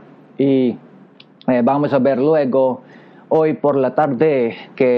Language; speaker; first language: Spanish; non-native, learner; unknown